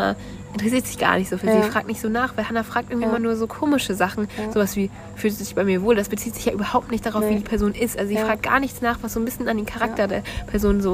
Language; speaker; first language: German; native; German